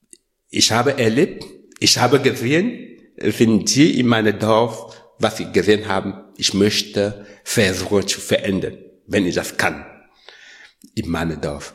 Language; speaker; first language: German; non-native, learner; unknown